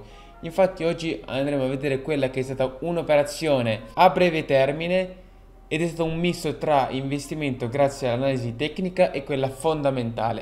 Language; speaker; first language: Italian; native; Italian